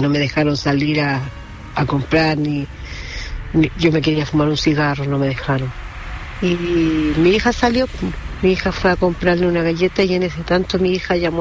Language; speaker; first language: Spanish; native; Spanish